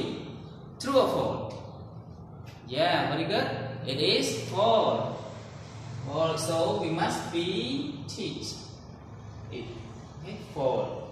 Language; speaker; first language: English; non-native, learner; Khmer